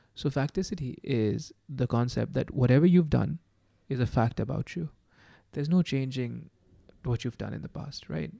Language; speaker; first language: English; non-native, local second language; Urdu